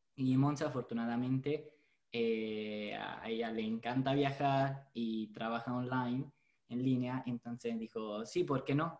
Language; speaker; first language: Spanish; non-native, fluent; Italian